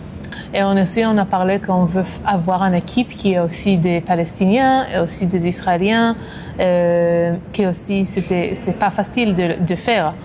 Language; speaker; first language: French; non-native, fluent; Hebrew